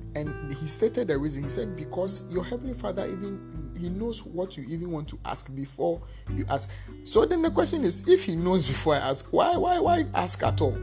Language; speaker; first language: English; non-native, local second language; Akan